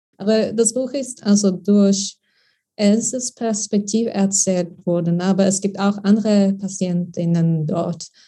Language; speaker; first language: German; non-native, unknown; Swedish